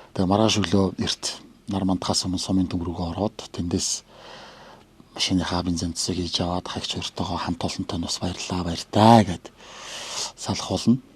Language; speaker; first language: Mongolian; native; Mongolian